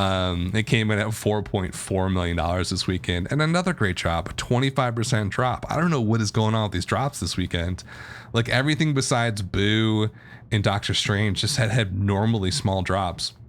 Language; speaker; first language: English; native; English